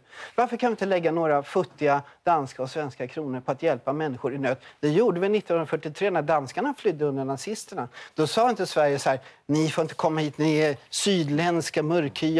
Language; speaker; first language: Swedish; native; Swedish